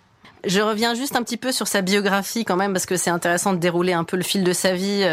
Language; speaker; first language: French; native; French